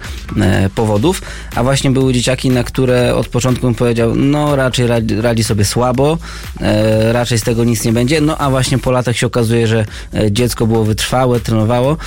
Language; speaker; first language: Polish; native; Polish